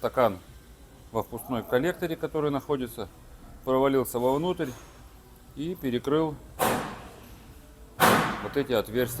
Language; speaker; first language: Russian; native; Russian